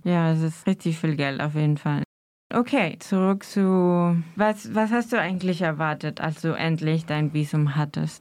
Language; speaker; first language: German; non-native, fluent; Spanish